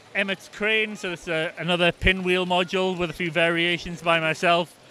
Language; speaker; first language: English; native; English